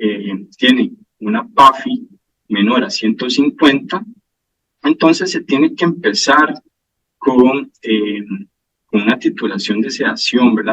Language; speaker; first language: Spanish; native; Spanish